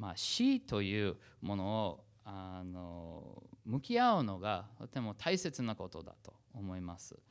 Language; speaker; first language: Japanese; non-native, fluent; English